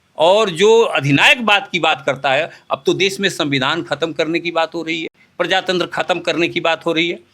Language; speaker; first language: Hindi; native; Hindi